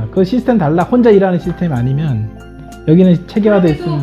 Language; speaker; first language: Korean; native; Korean